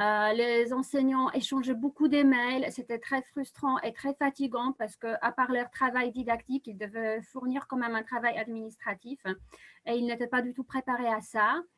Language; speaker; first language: French; non-native, fluent; Polish